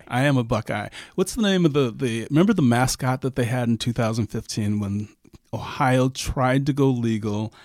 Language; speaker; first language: English; native; English